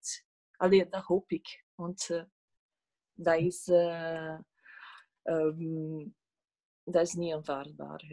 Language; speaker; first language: Dutch; non-native, fluent; Portuguese